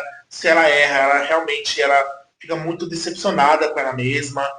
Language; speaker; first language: Portuguese; native; Portuguese